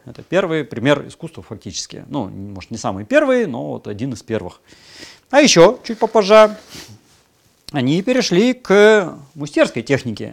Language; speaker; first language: Russian; native; Russian